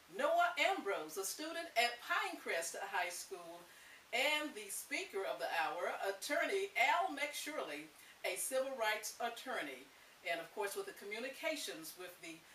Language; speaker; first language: English; native; English